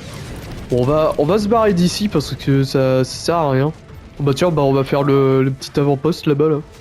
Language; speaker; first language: French; native; French